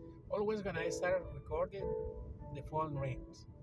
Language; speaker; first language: English; non-native, learner; Spanish